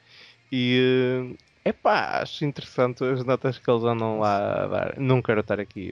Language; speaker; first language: Portuguese; native; Portuguese